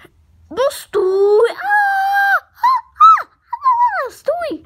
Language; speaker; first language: Czech; early bilingual, other home language; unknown